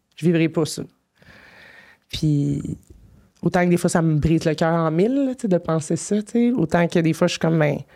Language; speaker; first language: French; native; French